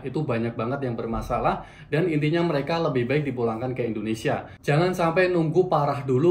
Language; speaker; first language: Indonesian; native; Indonesian